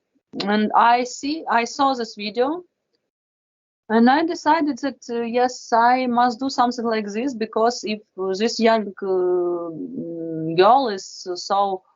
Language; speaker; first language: English; non-native, fluent; Russian